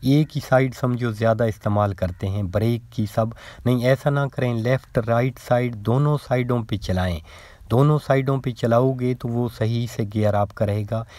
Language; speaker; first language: Urdu; non-native, local second language; Punjabi